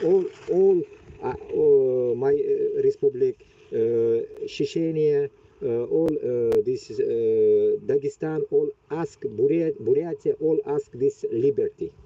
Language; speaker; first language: English; non-native, learner; Bashkir